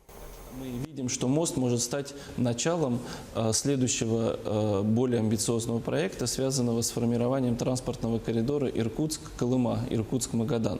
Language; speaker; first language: Russian; native; Russian